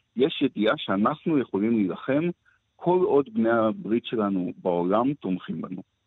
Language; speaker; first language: Hebrew; non-native, fluent; Russian